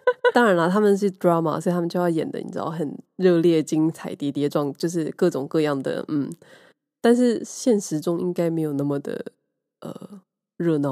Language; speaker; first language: Chinese; native; Chinese